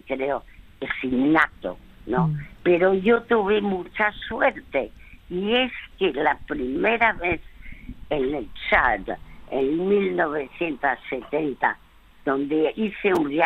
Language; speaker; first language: Spanish; early bilingual, other home language; French